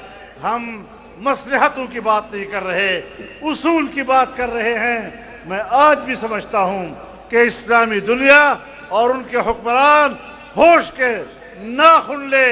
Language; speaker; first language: Urdu; non-native, local second language; Pashto